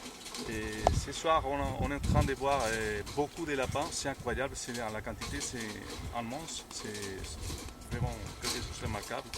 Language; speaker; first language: French; non-native, fluent; Spanish